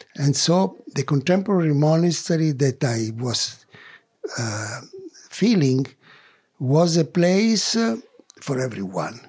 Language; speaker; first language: English; non-native, learner; Italian